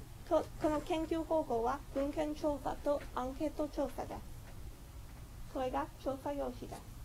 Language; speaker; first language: Japanese; non-native, fluent; English